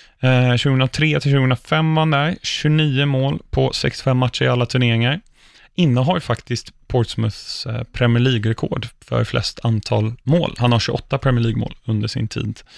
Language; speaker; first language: Swedish; native; Swedish